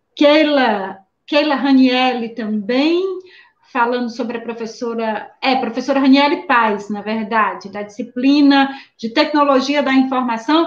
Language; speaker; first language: Portuguese; native; Portuguese